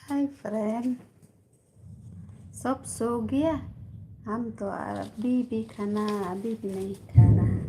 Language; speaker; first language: Hindi; non-native, local second language; Khasi